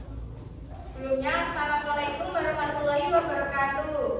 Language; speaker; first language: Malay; non-native, local second language; Javanese